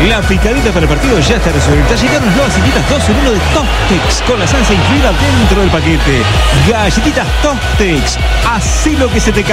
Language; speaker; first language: Spanish; native; Spanish